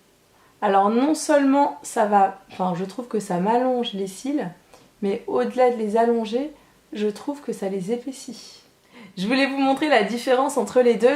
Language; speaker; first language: French; native; French